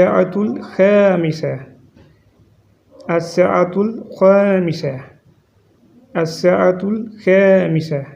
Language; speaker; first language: Arabic; non-native, fluent; Urdu